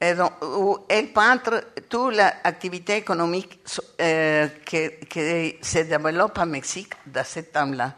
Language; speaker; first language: French; non-native, learner; Spanish